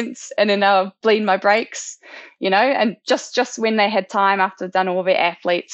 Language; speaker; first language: English; native; English